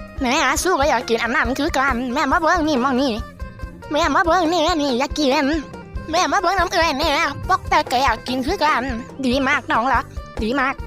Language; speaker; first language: Thai; non-native, local second language; Northeastern Thai